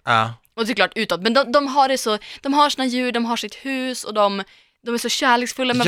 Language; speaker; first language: Swedish; native; Swedish